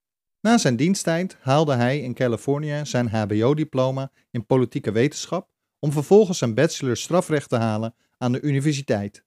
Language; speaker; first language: Dutch; native; Dutch